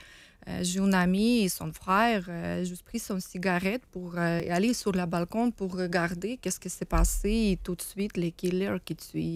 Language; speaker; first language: French; non-native, learner; Ukrainian